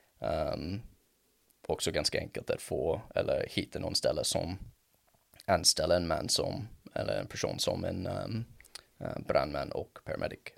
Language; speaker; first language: Swedish; non-native, fluent; English